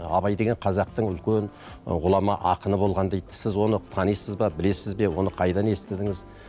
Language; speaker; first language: Kazakh; early bilingual, heritage; Kazakh